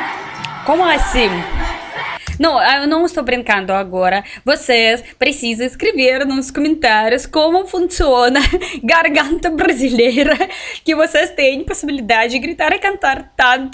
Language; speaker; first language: Portuguese; non-native, learner; Russian